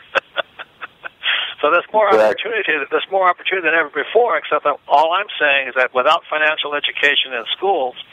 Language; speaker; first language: English; native; English